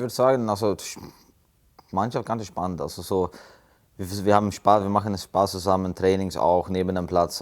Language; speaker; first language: German; non-native, fluent; Swedish